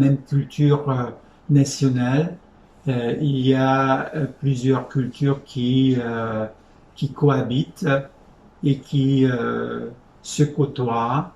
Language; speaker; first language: French; non-native, fluent; Hungarian